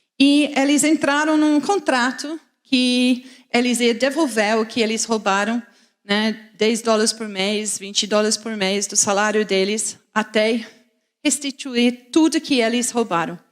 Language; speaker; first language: Portuguese; non-native, fluent; English